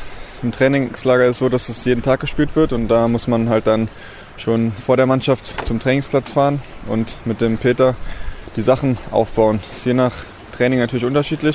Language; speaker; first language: German; native; German